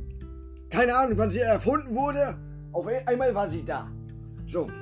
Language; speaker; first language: German; native; German